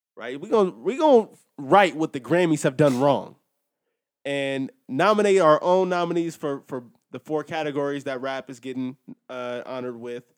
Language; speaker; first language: English; native; English